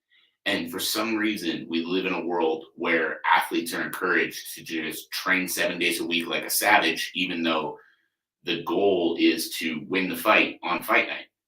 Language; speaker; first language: English; native; English